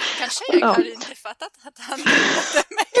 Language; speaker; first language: Swedish; non-native, fluent; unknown